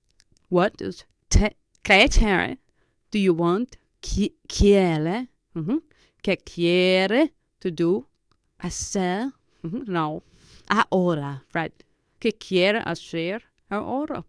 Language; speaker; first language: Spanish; non-native, fluent; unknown